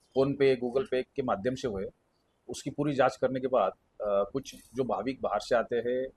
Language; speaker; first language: Hindi; non-native, local second language; Marathi